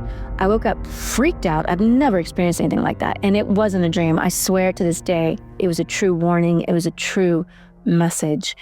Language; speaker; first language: English; native; English